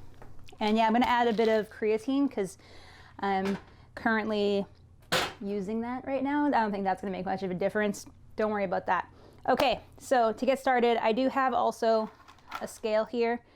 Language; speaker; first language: English; native; English